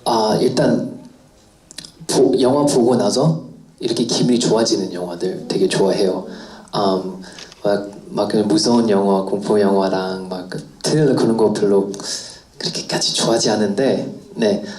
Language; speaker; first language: Korean; non-native, fluent; English